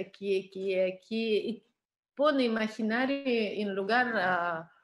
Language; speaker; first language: Spanish; non-native, learner; Russian